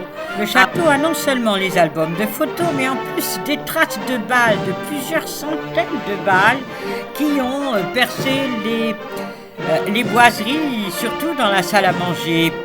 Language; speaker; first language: French; native; French